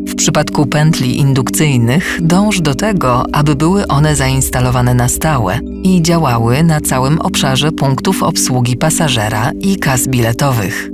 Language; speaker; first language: Polish; native; Polish